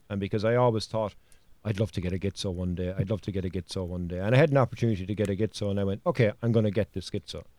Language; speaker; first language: English; native; English